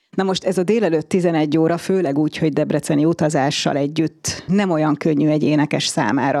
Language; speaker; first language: Hungarian; native; Hungarian